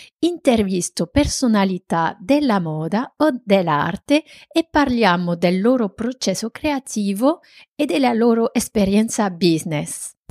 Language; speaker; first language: Italian; non-native, fluent; French